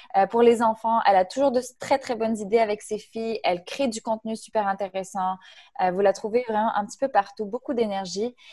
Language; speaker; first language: French; non-native, local second language; Arabic